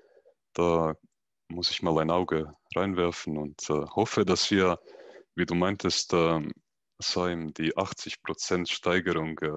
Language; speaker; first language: German; native; German